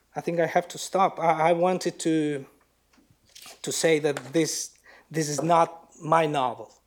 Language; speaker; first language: English; non-native, fluent; Albanian